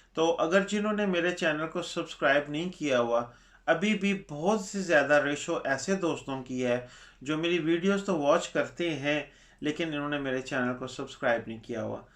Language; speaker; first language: Urdu; non-native, local second language; Punjabi